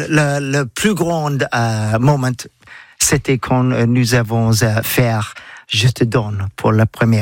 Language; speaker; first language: French; non-native, learner; English